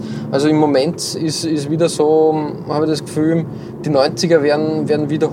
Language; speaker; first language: German; native; German